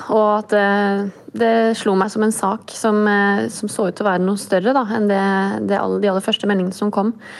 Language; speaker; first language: Norwegian; native; Norwegian